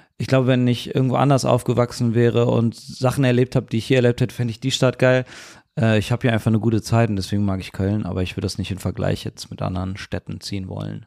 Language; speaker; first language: German; native; German